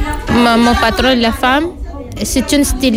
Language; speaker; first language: French; non-native, learner; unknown